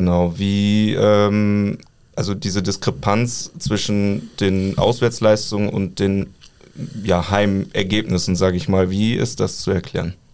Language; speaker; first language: German; native; German